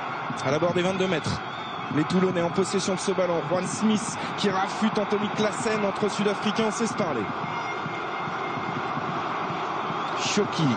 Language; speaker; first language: French; native; French